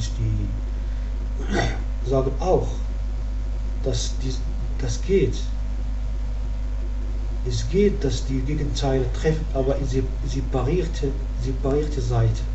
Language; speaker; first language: German; non-native, learner; Arabic